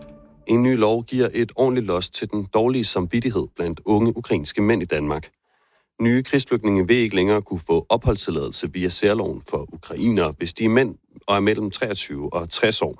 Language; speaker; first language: Danish; native; Danish